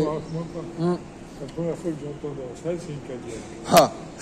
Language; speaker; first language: French; non-native, fluent; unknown